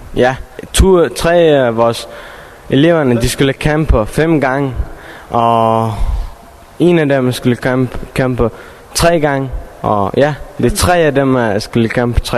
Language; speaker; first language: Danish; non-native, fluent; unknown